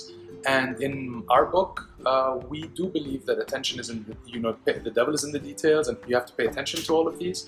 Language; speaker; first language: English; non-native, local second language; Arabic